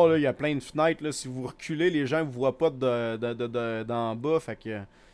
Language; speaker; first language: French; native; French